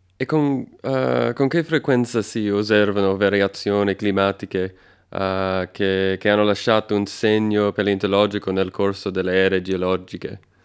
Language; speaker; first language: Italian; non-native, fluent; English